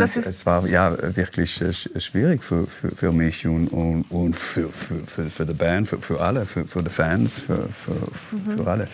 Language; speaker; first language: German; non-native, learner; English